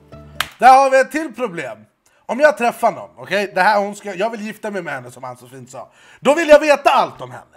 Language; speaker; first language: Swedish; native; Swedish